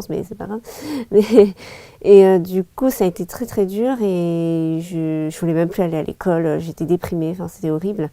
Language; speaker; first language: French; early bilingual, other home language; Chinese